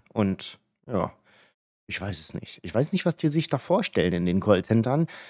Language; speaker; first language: German; native; German